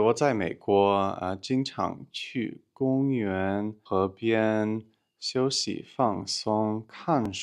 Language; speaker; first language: Chinese; non-native, learner; English